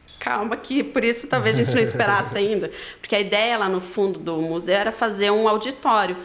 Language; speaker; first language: Portuguese; native; Portuguese